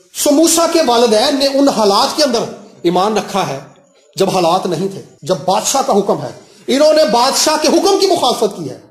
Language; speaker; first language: Urdu; non-native, local second language; Punjabi